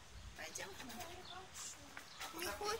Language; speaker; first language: Russian; native; Russian